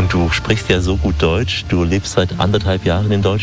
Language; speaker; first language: German; native; German